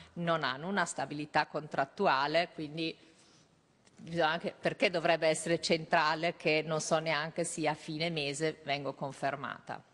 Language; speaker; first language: Italian; non-native, fluent; German